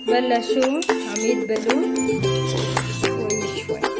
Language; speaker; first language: Arabic; native; Arabic